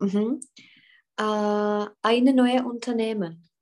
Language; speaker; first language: German; non-native, fluent; Czech